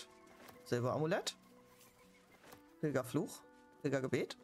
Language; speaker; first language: German; native; German